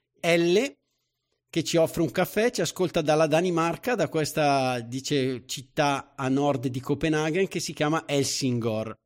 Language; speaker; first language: Italian; native; Italian